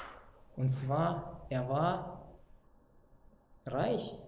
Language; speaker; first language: German; non-native, fluent; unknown